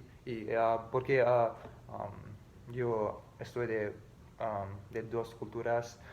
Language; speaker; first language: Spanish; non-native, learner; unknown